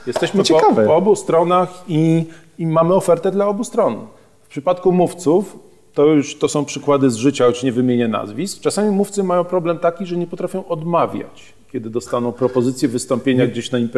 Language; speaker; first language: Polish; native; Polish